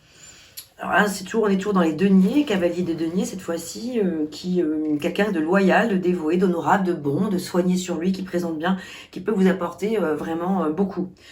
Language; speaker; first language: French; native; French